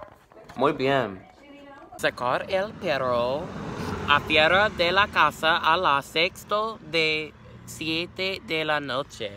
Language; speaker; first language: Spanish; non-native, learner; English